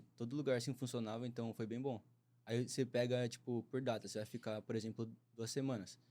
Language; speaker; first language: Portuguese; native; Portuguese